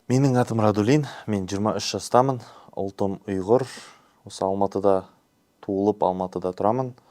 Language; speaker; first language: Kazakh; non-native, local second language; Uyghur